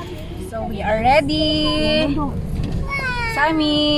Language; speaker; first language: English; non-native, local second language; Filipino